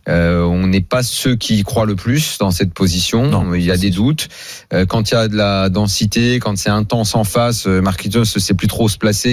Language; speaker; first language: French; native; French